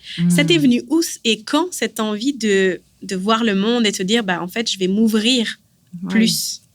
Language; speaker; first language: French; native; French